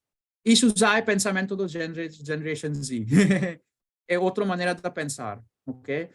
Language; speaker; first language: Portuguese; non-native, learner; Bangla